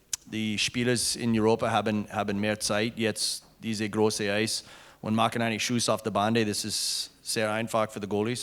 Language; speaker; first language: German; non-native, learner; English